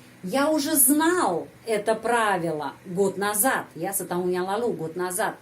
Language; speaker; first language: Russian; non-native, fluent; Indonesian